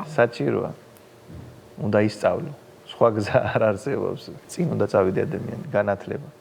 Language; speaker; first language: Georgian; non-native, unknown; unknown